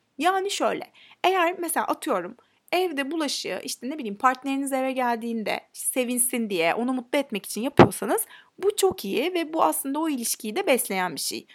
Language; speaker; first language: Turkish; native; Turkish